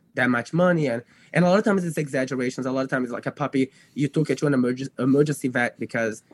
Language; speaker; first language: English; non-native, fluent; Portuguese